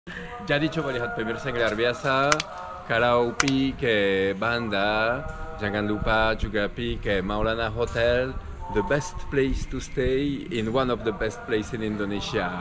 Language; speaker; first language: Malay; non-native, learner; English